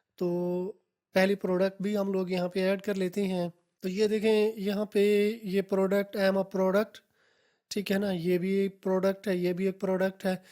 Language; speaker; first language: Urdu; non-native, local second language; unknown